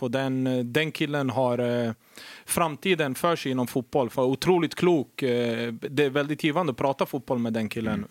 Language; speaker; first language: Swedish; native; Swedish